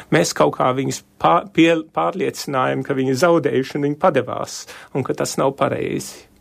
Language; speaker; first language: Latvian; early bilingual, heritage; Latvian